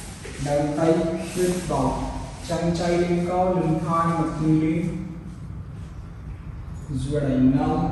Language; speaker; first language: Vietnamese; non-native, learner; Hindi